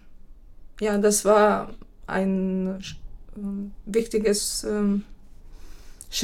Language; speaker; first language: German; non-native, fluent; Ukrainian